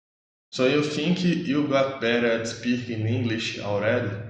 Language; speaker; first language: English; non-native, learner; Portuguese